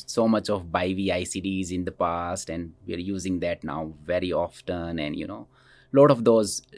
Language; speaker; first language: English; non-native, local second language; Hindi